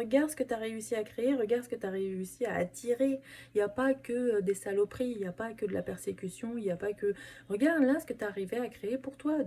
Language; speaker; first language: French; native; French